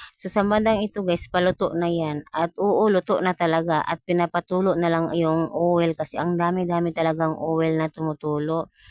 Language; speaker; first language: Filipino; non-native, local second language; Cebuano